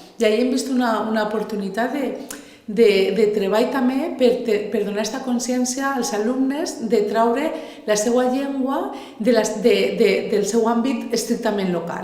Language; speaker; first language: Catalan; native; Catalan